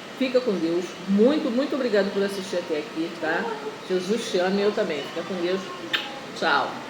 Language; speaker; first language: Portuguese; native; Portuguese